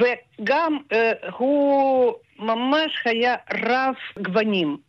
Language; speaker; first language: Hebrew; non-native, fluent; Russian